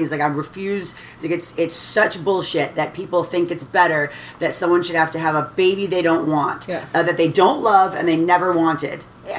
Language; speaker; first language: English; native; English